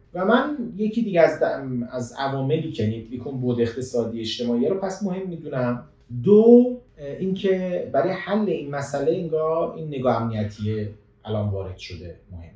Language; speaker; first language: Persian; native; Persian